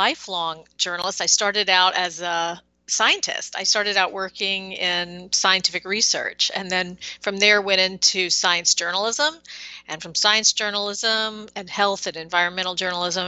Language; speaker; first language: English; native; English